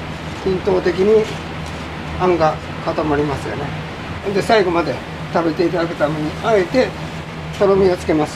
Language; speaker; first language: Japanese; native; Japanese